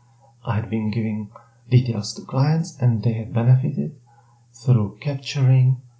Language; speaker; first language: English; non-native, fluent; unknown